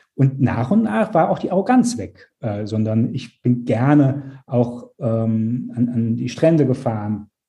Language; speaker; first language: German; native; German